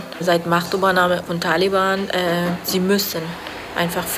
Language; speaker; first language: German; non-native, learner; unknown